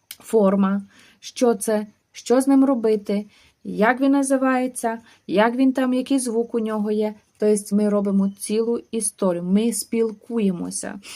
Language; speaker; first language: Ukrainian; native; Ukrainian